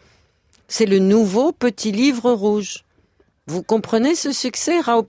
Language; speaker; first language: French; native; French